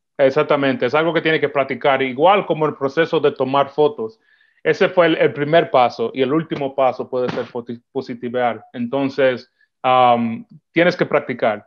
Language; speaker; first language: Spanish; early bilingual, heritage; Spanish